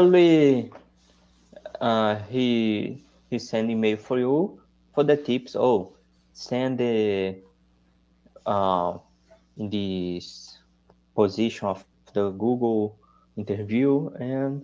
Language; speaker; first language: English; non-native, learner; Portuguese